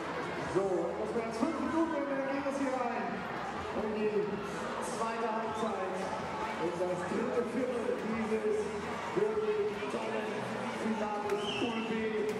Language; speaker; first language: German; native; German